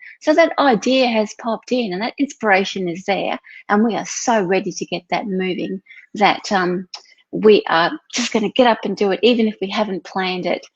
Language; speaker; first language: English; native; English